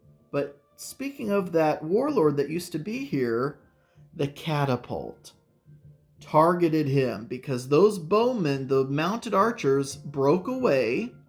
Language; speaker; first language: English; native; English